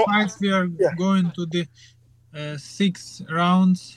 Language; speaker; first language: English; non-native, learner; Ukrainian